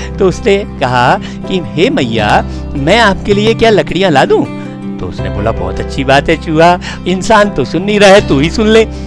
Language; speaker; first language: Hindi; native; Hindi